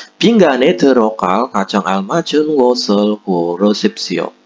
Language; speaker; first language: Korean; non-native, fluent; Indonesian